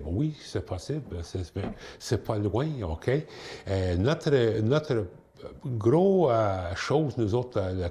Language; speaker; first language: French; non-native, local second language; English